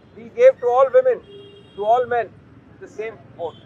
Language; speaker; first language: English; non-native, local second language; Hindi